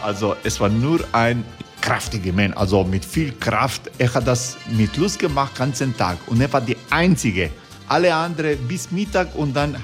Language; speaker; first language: German; non-native, learner; Croatian